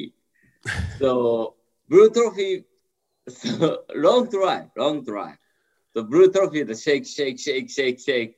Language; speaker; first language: English; non-native, learner; Japanese